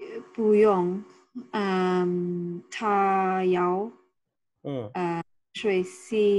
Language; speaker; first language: Chinese; non-native, learner; English